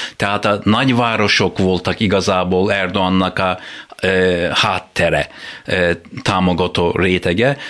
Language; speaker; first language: Hungarian; non-native, fluent; Turkish